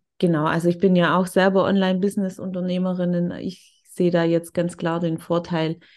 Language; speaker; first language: German; native; German